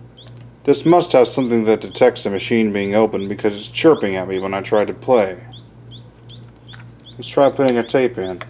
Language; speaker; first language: English; native; English